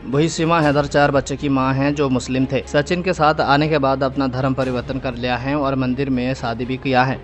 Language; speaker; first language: Hindi; non-native, local second language; Bangla